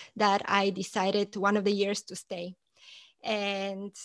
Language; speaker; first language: English; non-native, fluent; Portuguese